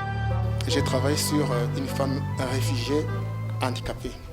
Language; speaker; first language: French; non-native, local second language; Rundi